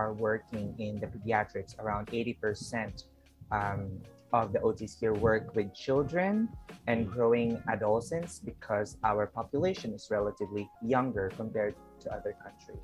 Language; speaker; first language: English; non-native, local second language; Filipino